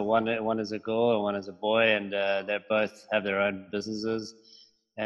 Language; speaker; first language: English; native; English